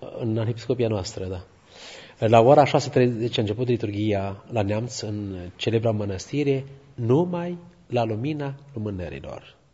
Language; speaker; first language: Romanian; native; Romanian